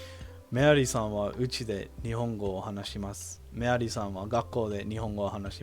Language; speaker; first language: Japanese; non-native, learner; English